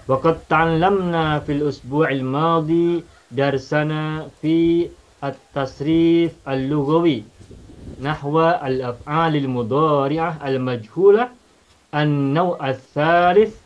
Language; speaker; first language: Arabic; non-native, fluent; Indonesian